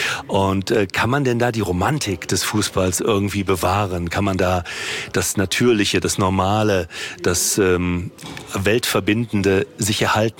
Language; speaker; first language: German; native; German